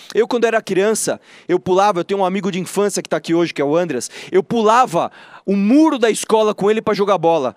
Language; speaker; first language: Portuguese; native; Portuguese